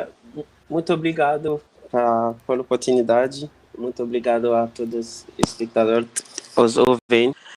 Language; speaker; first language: Portuguese; non-native, fluent; Haitian Creole